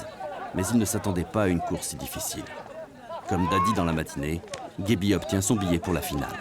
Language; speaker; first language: French; native; French